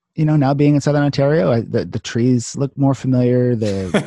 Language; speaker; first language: English; native; English